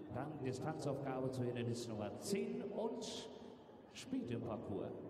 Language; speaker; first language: German; native; German